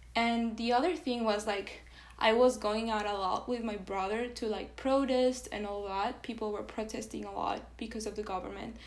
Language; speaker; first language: English; non-native, fluent; Spanish